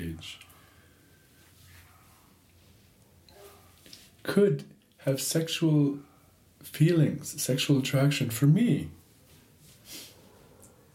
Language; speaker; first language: English; native; English